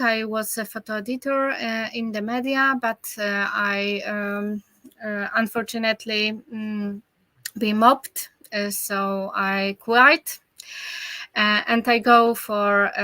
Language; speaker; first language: English; non-native, learner; Polish